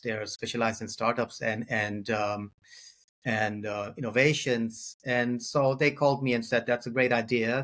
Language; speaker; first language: English; non-native, fluent; German